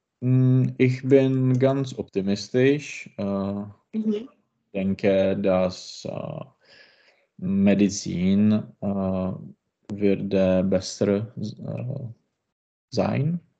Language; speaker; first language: German; non-native, learner; Czech